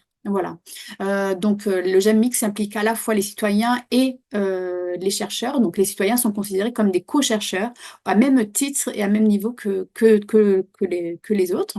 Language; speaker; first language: French; native; French